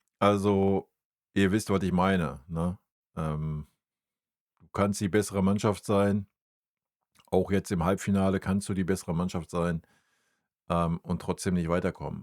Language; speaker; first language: German; native; German